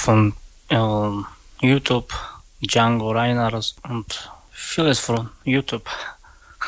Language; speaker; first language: German; non-native, learner; Romany